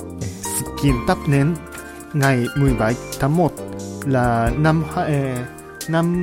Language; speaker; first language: Vietnamese; non-native, learner; Japanese